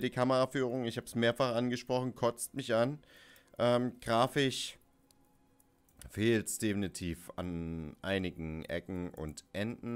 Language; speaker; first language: German; native; German